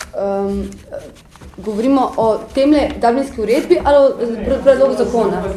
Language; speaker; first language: Slovenian; native; Slovenian